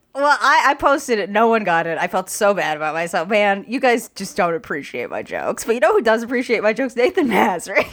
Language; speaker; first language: English; native; English